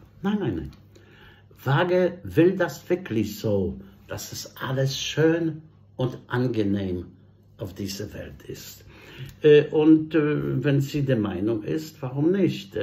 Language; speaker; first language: German; non-native, fluent; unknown